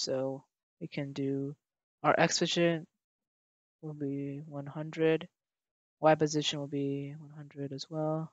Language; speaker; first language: English; native; English